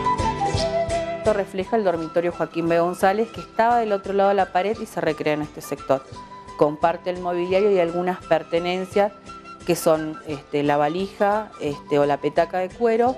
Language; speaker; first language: Spanish; native; Spanish